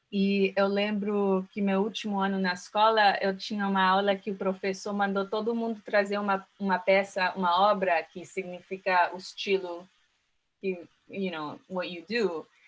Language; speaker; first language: Portuguese; early bilingual, heritage; Portuguese